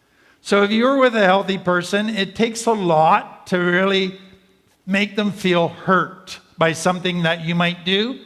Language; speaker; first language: English; native; English